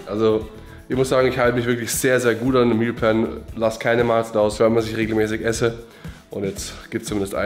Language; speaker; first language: German; native; German